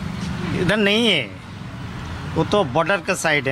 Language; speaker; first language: Hindi; non-native, local second language; Bangla